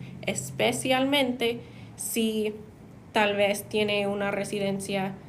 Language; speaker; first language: Spanish; non-native, fluent; English